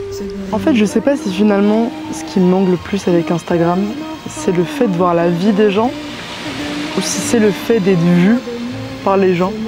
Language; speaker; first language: French; native; French